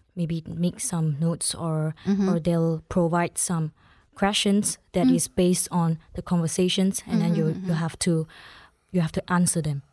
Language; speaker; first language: English; non-native, local second language; Chinese